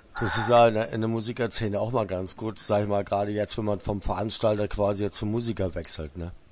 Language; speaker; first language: German; native; German